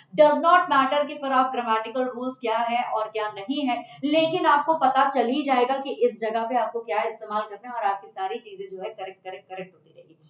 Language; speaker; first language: Hindi; non-native, local second language; Bangla